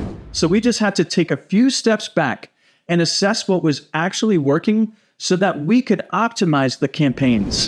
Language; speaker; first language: English; native; English